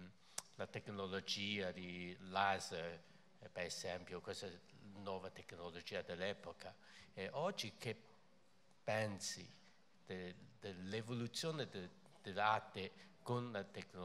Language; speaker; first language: Italian; non-native, fluent; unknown